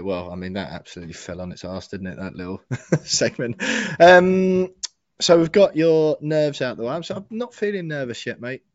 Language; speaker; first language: English; native; English